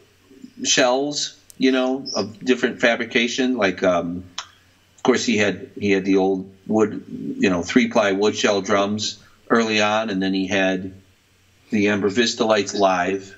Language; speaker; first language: English; native; English